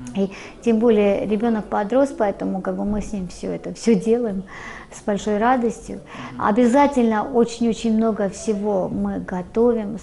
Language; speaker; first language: Russian; non-native, local second language; Georgian